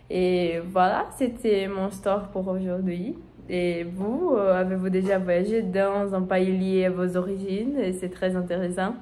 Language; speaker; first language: French; non-native, learner; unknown